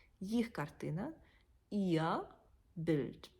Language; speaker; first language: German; non-native, fluent; Ukrainian